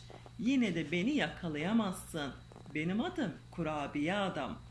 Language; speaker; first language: Turkish; native; Turkish